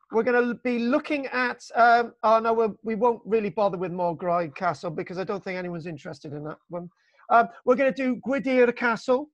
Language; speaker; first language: English; native; English